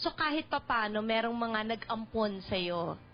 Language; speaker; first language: Filipino; native; Filipino